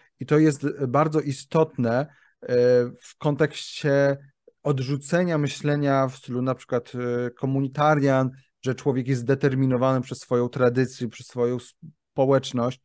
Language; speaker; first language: Polish; native; Polish